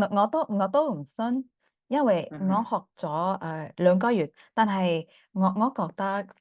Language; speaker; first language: Chinese; non-native, learner; English